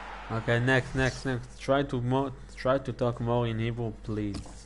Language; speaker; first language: English; non-native, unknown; Hebrew